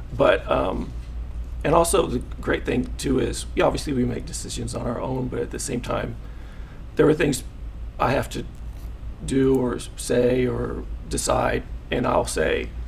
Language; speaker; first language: English; native; English